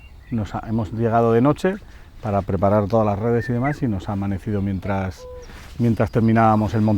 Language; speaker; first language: Spanish; native; Spanish